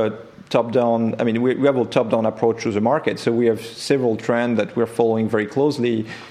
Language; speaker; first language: English; non-native, fluent; French